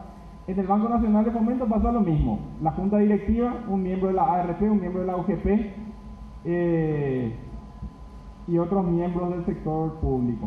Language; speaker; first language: Spanish; native; Spanish